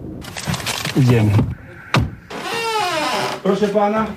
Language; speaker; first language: Polish; non-native, learner; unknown